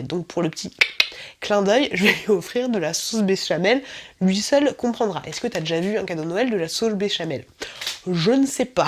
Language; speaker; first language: French; native; French